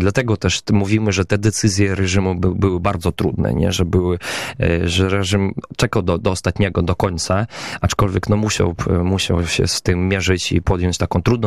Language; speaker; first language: Polish; non-native, local second language; Belarusian